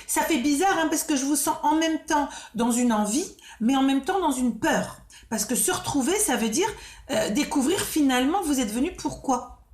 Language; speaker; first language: French; native; French